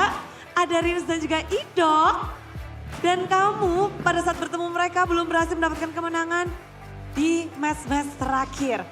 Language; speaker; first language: Indonesian; native; Indonesian